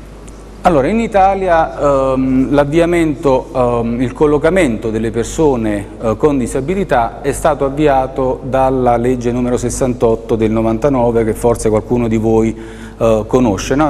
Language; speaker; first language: Italian; native; Italian